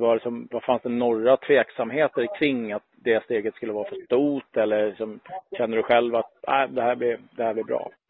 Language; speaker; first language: Swedish; native; Swedish